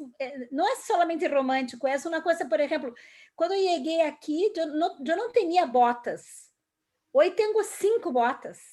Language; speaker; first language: Spanish; non-native, fluent; Portuguese